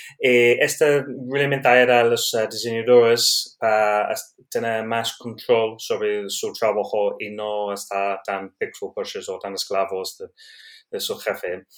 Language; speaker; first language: Spanish; non-native, learner; English